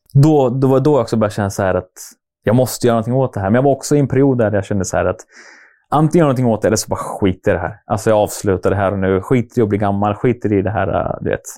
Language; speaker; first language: Swedish; native; Swedish